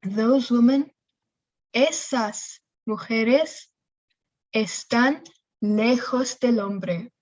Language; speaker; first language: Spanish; non-native, fluent; English